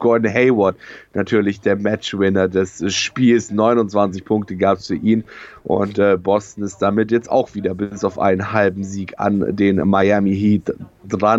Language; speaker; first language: German; native; German